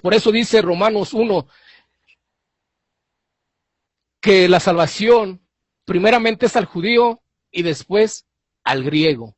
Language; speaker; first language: Spanish; native; Spanish